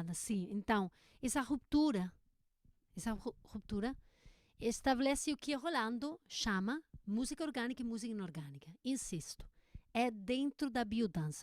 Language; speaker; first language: Portuguese; non-native, learner; Spanish